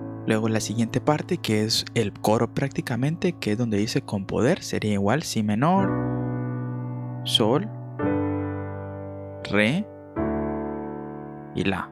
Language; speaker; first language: Spanish; native; Spanish